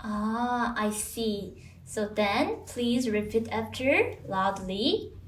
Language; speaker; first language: English; non-native, fluent; Korean